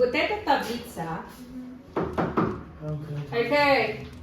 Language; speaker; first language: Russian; non-native, learner; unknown